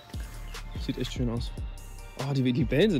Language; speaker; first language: German; native; German